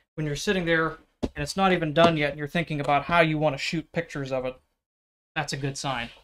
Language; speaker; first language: English; native; English